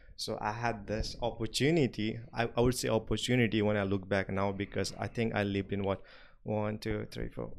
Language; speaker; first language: English; non-native, local second language; Nepali